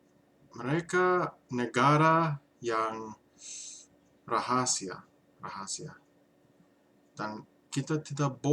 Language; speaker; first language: Indonesian; non-native, learner; English